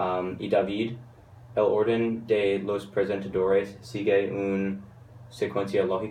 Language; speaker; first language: Spanish; non-native, learner; English